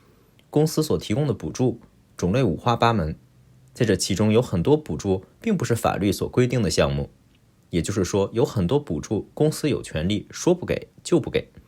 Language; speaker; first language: Chinese; native; Chinese